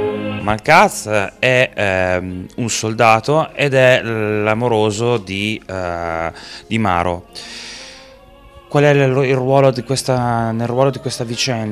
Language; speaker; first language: Italian; native; Italian